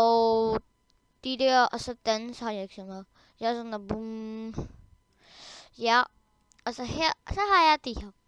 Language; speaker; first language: Danish; early bilingual, other home language; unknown